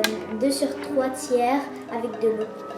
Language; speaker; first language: French; native; French